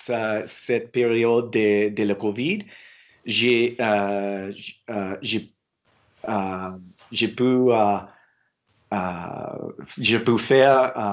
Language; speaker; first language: French; non-native, learner; English